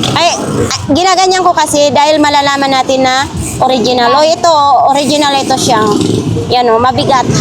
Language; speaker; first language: Filipino; non-native, local second language; Masbatenyo